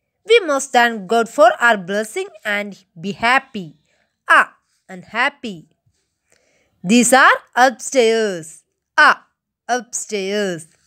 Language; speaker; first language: English; non-native, local second language; Malayalam